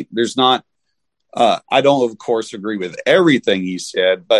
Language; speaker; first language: English; native; English